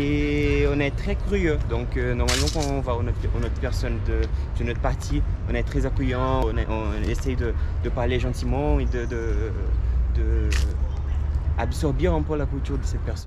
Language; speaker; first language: French; non-native, fluent; Portuguese